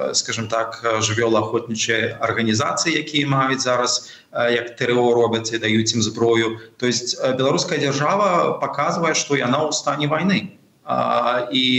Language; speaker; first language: Belarusian; non-native, local second language; Russian